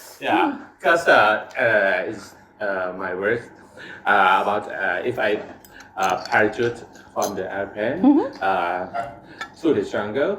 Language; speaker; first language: English; non-native, learner; Thai